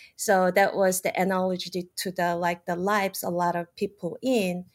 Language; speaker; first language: English; non-native, fluent; Korean